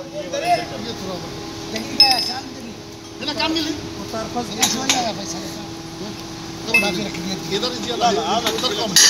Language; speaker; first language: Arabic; non-native, learner; Hindi